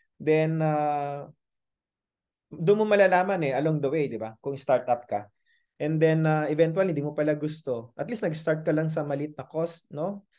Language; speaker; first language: Filipino; non-native, local second language; Iloko